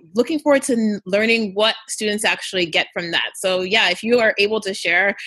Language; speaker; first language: English; early bilingual, other home language; Yoruba